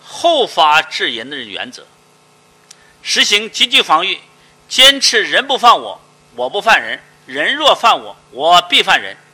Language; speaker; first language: Chinese; native; Chinese